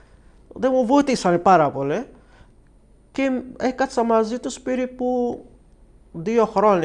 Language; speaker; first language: Greek; non-native, learner; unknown